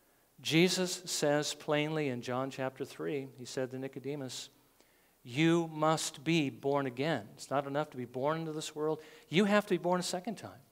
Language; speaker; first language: English; native; English